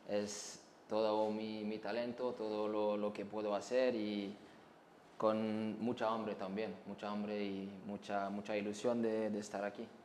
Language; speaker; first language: Spanish; non-native, learner; French